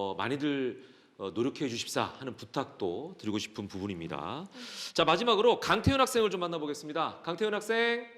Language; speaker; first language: Korean; native; Korean